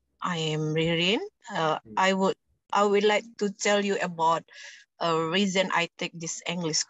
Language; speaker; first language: English; non-native, learner; Indonesian